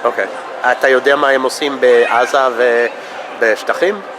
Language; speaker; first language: Hebrew; non-native, fluent; English